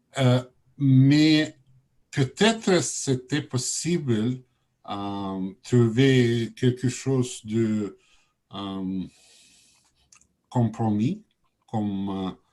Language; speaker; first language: French; non-native, learner; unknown